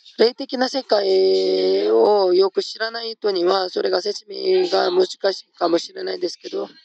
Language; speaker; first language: Japanese; non-native, fluent; Korean